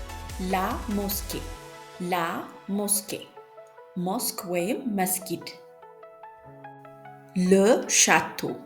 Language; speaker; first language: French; non-native, fluent; Amharic